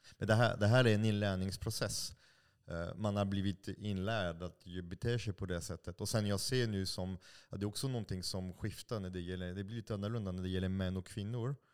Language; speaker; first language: Swedish; non-native, fluent; French